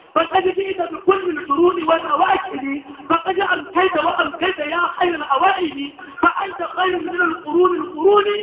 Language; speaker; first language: Arabic; non-native, fluent; Hausa